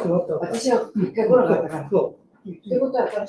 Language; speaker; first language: Japanese; native; Japanese